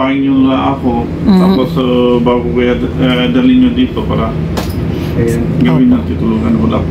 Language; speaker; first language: Filipino; non-native, learner; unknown